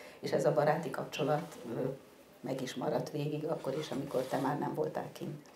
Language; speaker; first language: Hungarian; native; Hungarian